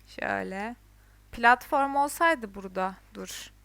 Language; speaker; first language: Turkish; native; Turkish